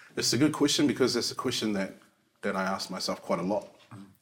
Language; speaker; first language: English; native; English